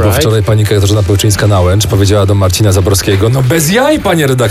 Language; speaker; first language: Polish; native; Polish